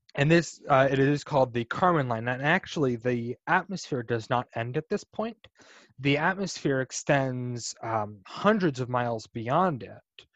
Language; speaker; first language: English; native; English